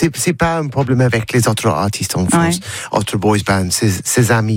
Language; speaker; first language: French; non-native, learner; English